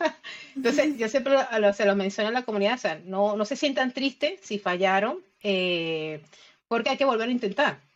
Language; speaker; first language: Spanish; native; Spanish